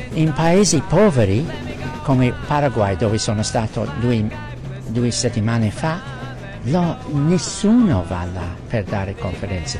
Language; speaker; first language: Italian; non-native, learner; English